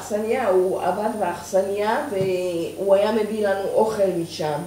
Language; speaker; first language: Hebrew; early bilingual, other home language; Persian